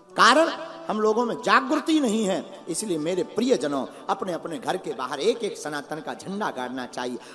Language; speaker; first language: Hindi; native; Hindi